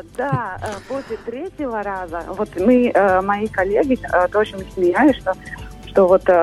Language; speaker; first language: Russian; non-native, local second language; Latvian